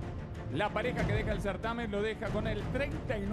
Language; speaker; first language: Spanish; native; Spanish